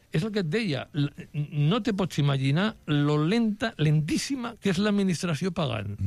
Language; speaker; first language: Catalan; non-native, local second language; Spanish